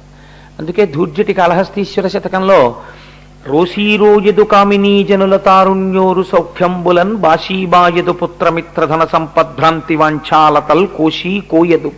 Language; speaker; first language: Telugu; native; Telugu